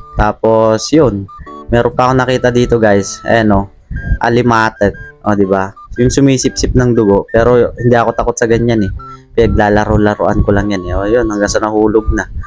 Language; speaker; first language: Filipino; non-native, local second language; Iloko